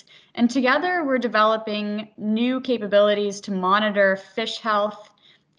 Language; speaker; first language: English; native; English